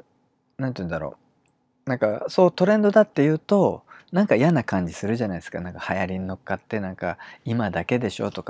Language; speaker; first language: Japanese; native; Japanese